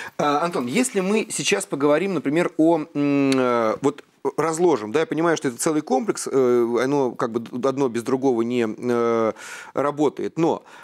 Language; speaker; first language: Russian; native; Russian